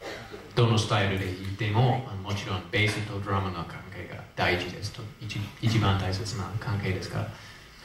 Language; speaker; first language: Japanese; non-native, fluent; English